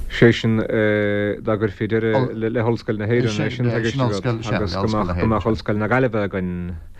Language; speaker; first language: Irish; non-native, local second language; English